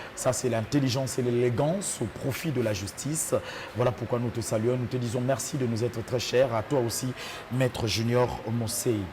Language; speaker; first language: French; non-native, local second language; Lingala